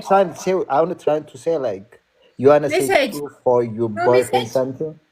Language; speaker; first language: English; non-native, learner; Amharic